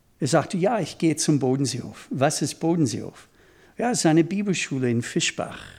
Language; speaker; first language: German; non-native, fluent; English